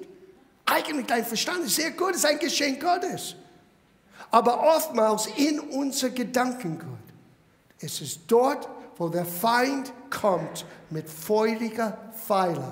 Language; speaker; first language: German; non-native, fluent; English